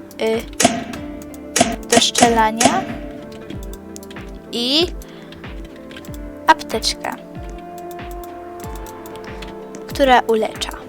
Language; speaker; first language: Polish; native; Polish